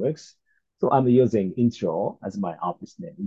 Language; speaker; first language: English; non-native, learner; Japanese